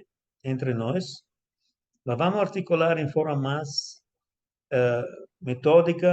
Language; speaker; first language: Portuguese; non-native, fluent; Italian